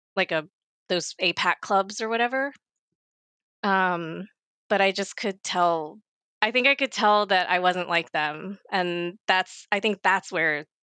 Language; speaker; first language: English; native; English